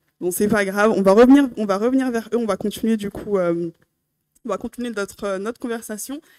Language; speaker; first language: French; native; French